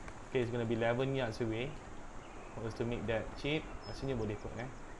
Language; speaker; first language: English; non-native, local second language; Malay